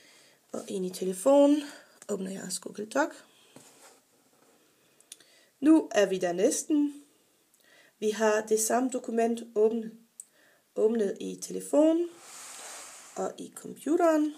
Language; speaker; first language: Danish; non-native, fluent; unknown